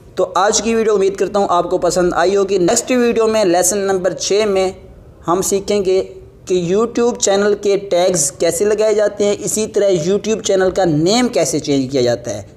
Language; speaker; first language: Urdu; non-native, local second language; Punjabi